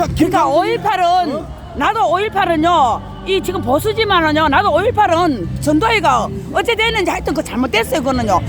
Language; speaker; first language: Korean; native; Korean